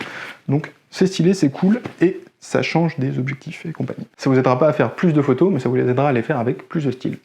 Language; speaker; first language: French; native; French